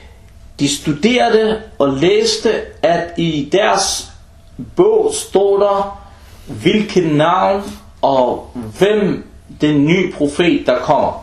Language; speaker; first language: Danish; early bilingual, other home language; Arabic